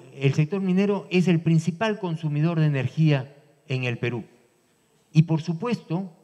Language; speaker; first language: Spanish; native; Spanish